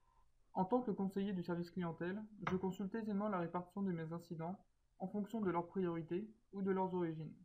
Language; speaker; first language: French; native; French